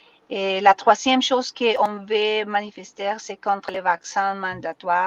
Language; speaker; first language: French; non-native, learner; Spanish